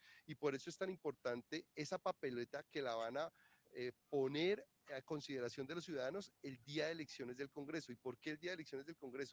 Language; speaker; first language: Spanish; native; Spanish